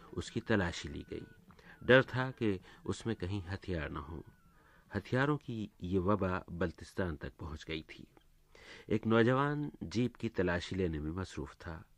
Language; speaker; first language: Urdu; native; Urdu